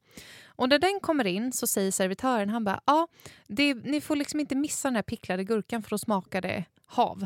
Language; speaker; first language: Swedish; native; Swedish